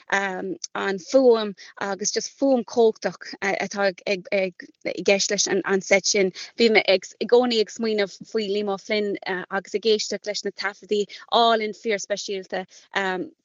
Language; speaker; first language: Irish; non-native, local second language; English